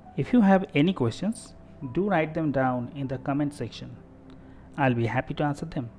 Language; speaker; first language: English; non-native, local second language; Bangla